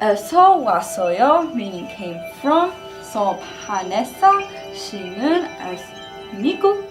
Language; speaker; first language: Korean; non-native, learner; English